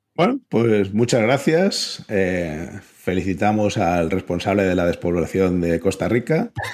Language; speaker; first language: Spanish; native; Spanish